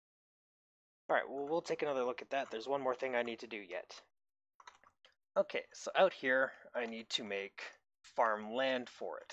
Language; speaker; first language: English; native; English